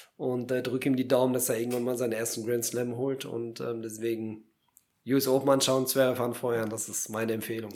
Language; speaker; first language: German; early bilingual, other home language; Polish